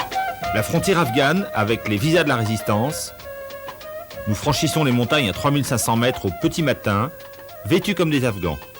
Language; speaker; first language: French; native; French